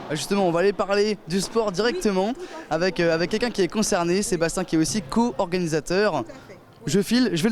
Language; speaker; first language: French; native; French